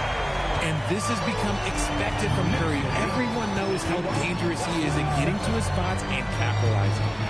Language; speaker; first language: English; native; English